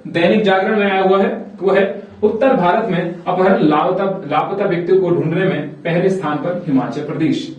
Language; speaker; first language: Hindi; native; Hindi